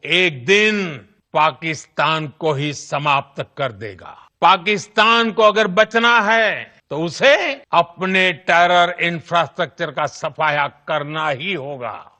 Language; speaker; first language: Hindi; non-native, local second language; Gujarati